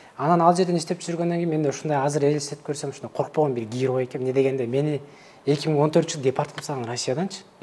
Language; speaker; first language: Kyrgyz; native; Kyrgyz